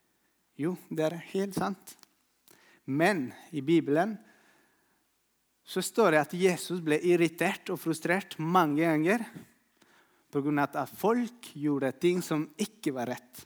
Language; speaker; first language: Norwegian; non-native, fluent; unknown